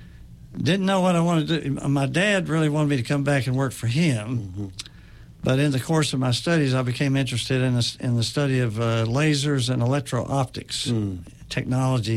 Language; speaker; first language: English; native; English